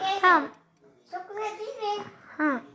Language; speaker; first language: Turkish; early bilingual, heritage; Turkish